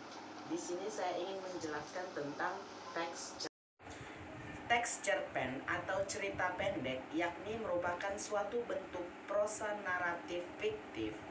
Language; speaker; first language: Indonesian; native; Indonesian